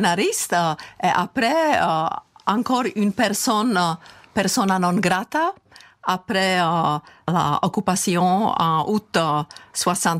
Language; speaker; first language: French; non-native, fluent; Czech